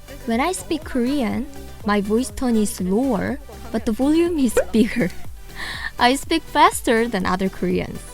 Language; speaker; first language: English; non-native, fluent; Korean